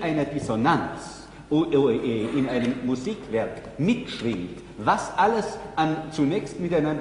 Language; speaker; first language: German; native; German